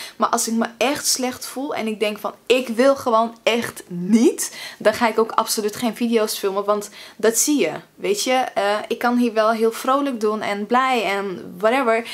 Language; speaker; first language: Dutch; early bilingual, other home language; Russian